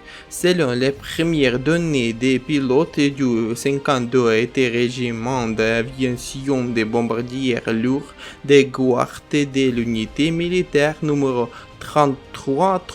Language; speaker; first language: French; non-native, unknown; Ukrainian